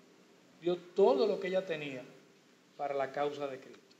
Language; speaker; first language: Spanish; native; Spanish